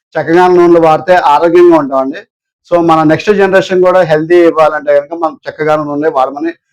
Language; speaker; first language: Telugu; native; Telugu